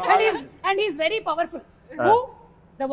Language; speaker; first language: Telugu; native; Telugu